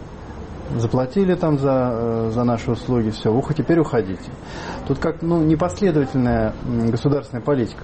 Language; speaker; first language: Russian; native; Russian